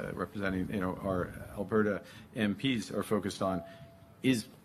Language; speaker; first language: English; native; English